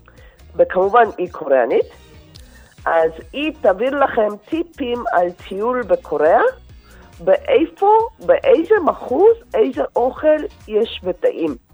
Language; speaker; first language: Hebrew; non-native, fluent; Korean